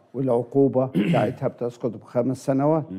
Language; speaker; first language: Arabic; native; Arabic